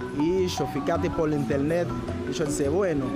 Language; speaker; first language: Spanish; non-native, learner; Haitian Creole